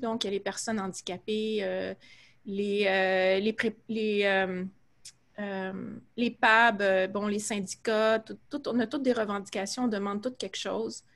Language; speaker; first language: French; native; French